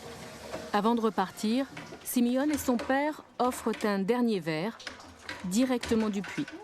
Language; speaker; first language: French; native; French